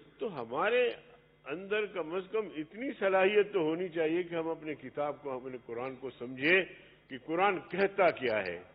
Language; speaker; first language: Urdu; non-native, local second language; Pashto